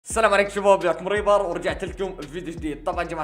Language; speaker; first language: Arabic; native; Arabic